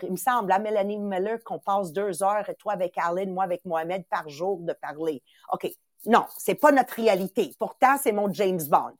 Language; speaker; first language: French; native; French